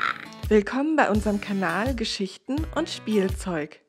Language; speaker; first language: German; native; German